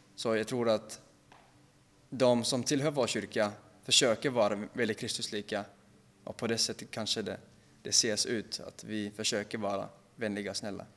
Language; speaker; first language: Swedish; non-native, local second language; Finnish